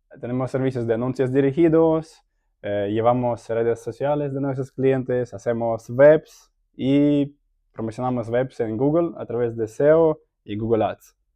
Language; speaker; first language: Spanish; non-native, fluent; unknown